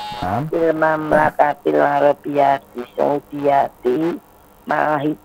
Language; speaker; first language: Arabic; non-native, learner; Indonesian